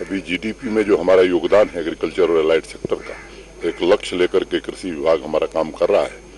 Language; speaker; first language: Hindi; native; Hindi